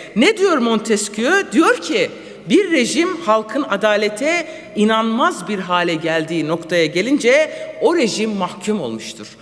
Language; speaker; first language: Turkish; non-native, local second language; Kurdish